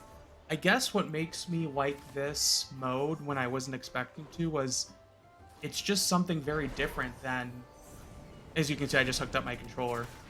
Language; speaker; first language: English; native; English